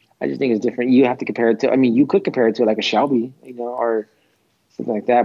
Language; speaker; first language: English; native; English